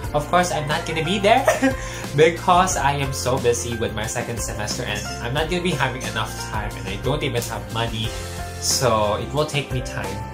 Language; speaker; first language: English; non-native, local second language; Filipino